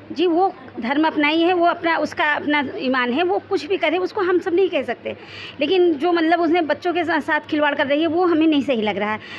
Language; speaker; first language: Hindi; native; Hindi